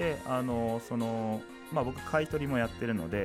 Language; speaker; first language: Japanese; native; Japanese